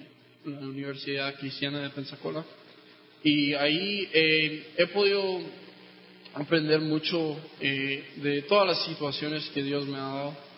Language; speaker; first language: Spanish; non-native, local second language; English